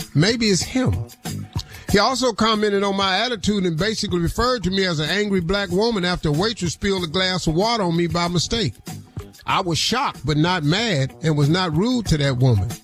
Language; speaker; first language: English; native; English